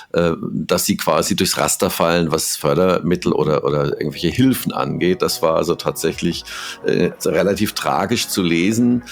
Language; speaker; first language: German; native; German